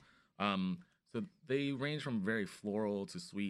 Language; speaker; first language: English; non-native, local second language; Cantonese